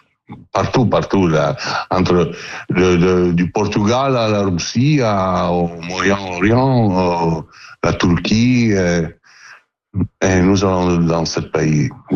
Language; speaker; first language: French; non-native, learner; Italian